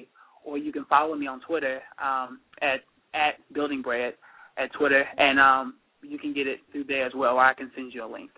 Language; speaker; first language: English; native; English